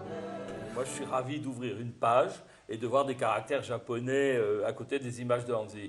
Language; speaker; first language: French; native; French